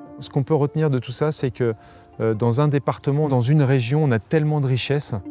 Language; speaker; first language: French; native; French